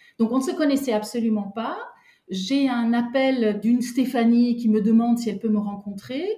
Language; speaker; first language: French; non-native, local second language; Luxembourgish